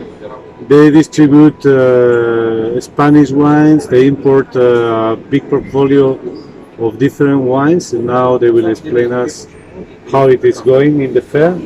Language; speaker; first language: English; non-native, fluent; Spanish